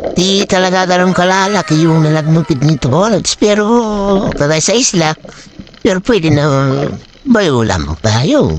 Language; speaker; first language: Filipino; non-native, local second language; Waray